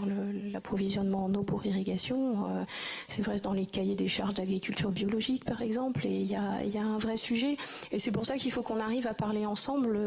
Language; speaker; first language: French; native; French